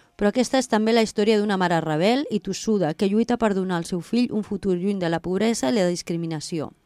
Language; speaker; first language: Catalan; non-native, local second language; Spanish